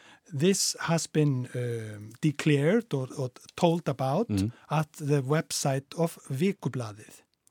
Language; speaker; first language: English; non-native, fluent; Icelandic